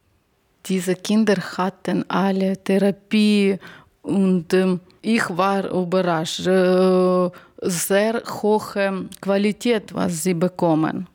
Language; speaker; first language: German; non-native, learner; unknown